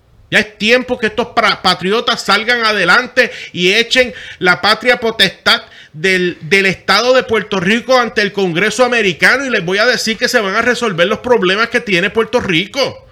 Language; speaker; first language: Spanish; native; Spanish